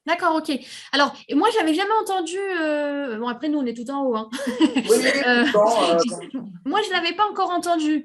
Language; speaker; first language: French; native; French